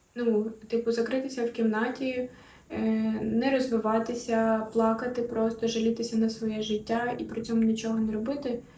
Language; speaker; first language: Ukrainian; native; Ukrainian